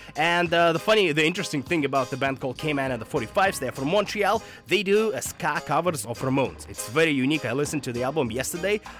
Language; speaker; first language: English; non-native, fluent; Russian